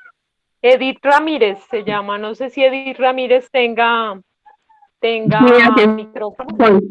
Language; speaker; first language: Spanish; native; Spanish